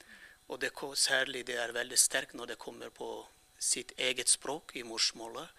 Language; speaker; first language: Norwegian; non-native, fluent; Turkmen